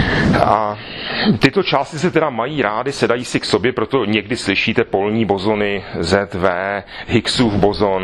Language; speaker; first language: Czech; native; Czech